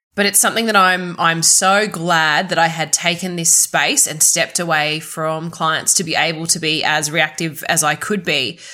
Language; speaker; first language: English; native; English